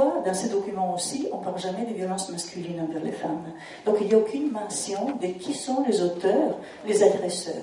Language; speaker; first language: French; non-native, fluent; Italian